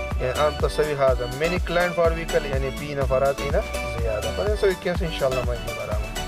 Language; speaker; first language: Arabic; non-native, learner; Pashto